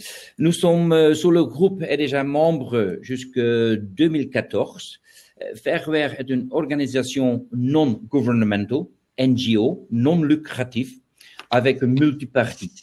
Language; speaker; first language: French; non-native, learner; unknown